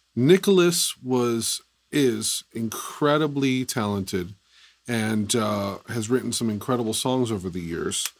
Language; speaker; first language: English; native; English